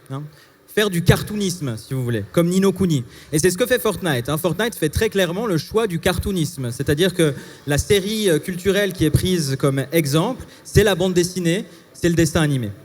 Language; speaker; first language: French; native; French